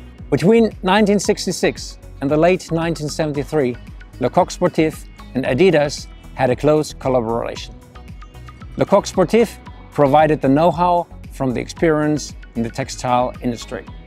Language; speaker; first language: English; non-native, fluent; German